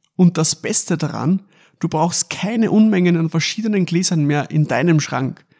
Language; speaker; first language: German; native; German